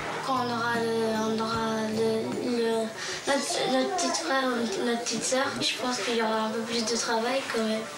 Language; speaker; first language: French; native; French